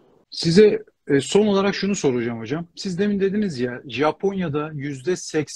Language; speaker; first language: Turkish; native; Turkish